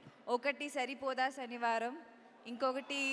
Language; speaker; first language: Telugu; non-native, learner; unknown